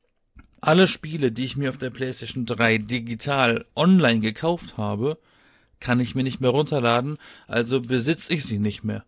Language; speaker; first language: German; native; German